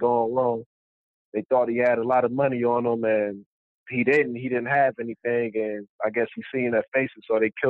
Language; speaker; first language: English; native; English